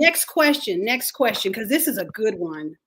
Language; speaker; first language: English; native; English